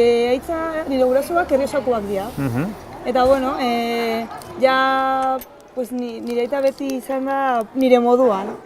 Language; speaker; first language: Basque; non-native, learner; Spanish